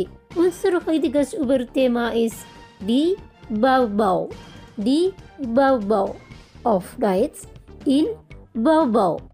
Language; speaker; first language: German; non-native, fluent; Indonesian